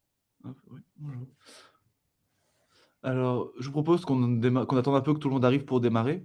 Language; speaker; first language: French; native; French